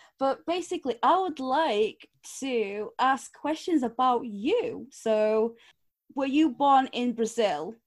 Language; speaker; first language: English; non-native, fluent; Portuguese